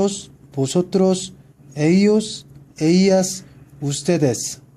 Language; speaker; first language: Spanish; non-native, learner; Korean